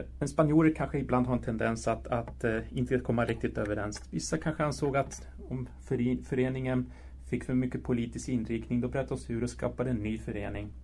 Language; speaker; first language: Swedish; early bilingual, other home language; Spanish